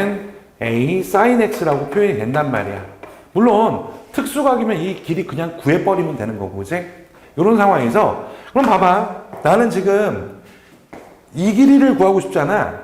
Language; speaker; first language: Korean; native; Korean